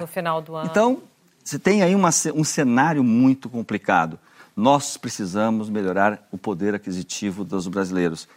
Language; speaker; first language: Portuguese; native; Portuguese